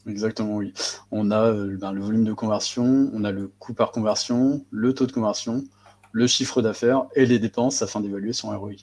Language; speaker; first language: French; native; French